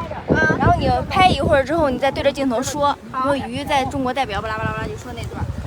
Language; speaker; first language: Chinese; native; Chinese